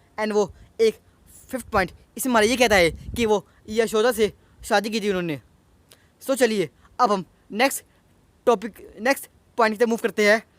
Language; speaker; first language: Hindi; native; Hindi